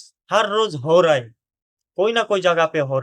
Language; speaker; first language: Hindi; non-native, learner; Bangla